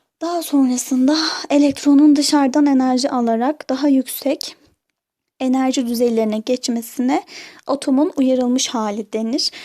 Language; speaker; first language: Turkish; native; Turkish